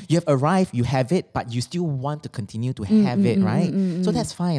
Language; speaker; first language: English; non-native, local second language; Chinese